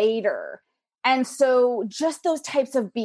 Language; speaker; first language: English; native; English